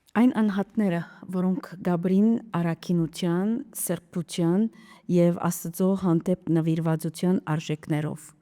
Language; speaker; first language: Armenian; early bilingual, heritage; Armenian